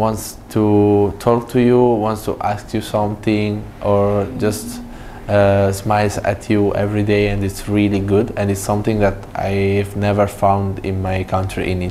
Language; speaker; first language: English; non-native, fluent; Italian